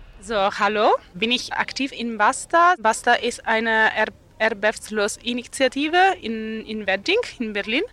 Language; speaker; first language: German; non-native, learner; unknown